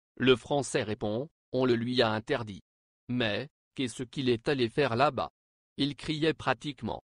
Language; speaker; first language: French; non-native, local second language; Lingala